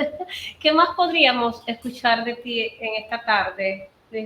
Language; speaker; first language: Spanish; native; Spanish